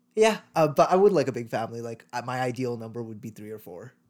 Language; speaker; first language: English; early bilingual, other home language; Tamil